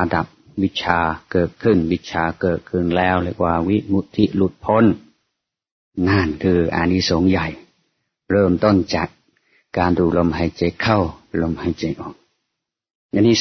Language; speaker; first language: Thai; non-native, fluent; English